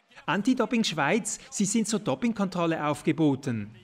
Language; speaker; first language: German; native; German